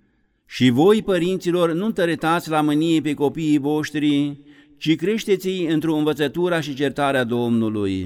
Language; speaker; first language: Romanian; native; Romanian